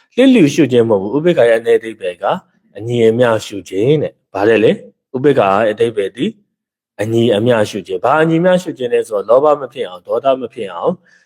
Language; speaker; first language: Burmese; native; Burmese